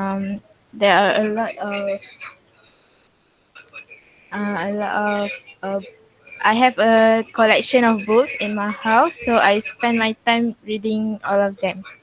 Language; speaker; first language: English; non-native, local second language; Malay